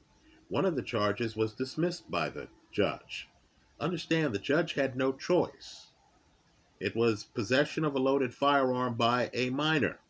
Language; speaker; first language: English; native; English